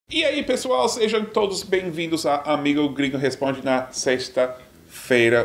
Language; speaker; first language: Portuguese; non-native, fluent; English